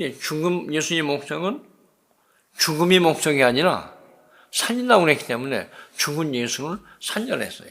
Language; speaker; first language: Korean; native; Korean